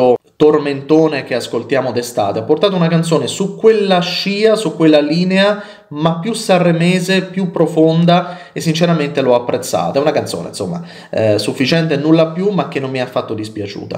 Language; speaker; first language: Italian; native; Italian